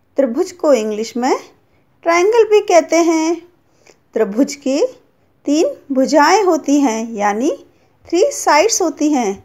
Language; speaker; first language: Hindi; native; Hindi